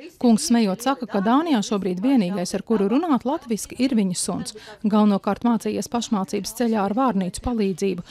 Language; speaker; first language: Latvian; native; Latvian